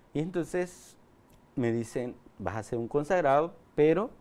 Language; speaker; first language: Spanish; native; Spanish